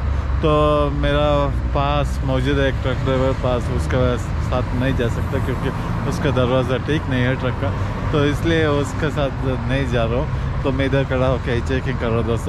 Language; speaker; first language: Hindi; non-native, local second language; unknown